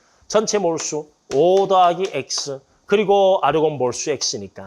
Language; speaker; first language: Korean; native; Korean